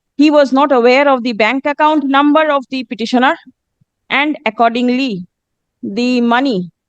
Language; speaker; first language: English; non-native, local second language; Bangla